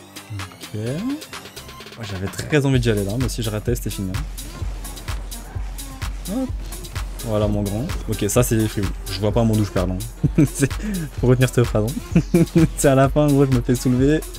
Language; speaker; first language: French; native; French